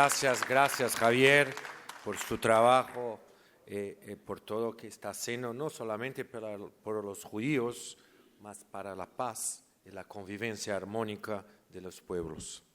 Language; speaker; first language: Spanish; non-native, learner; Portuguese